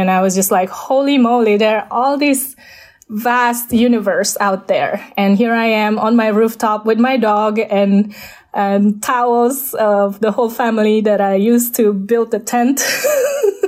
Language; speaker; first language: English; non-native, fluent; Indonesian